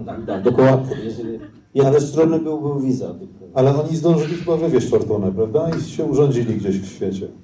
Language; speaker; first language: Polish; non-native, learner; Persian